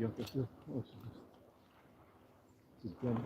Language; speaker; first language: Turkish; native; Turkish